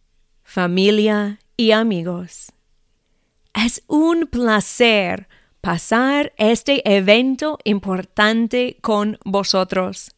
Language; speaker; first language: Spanish; non-native, fluent; English